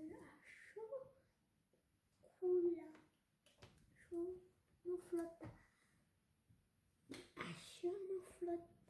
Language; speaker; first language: Catalan; non-native, local second language; French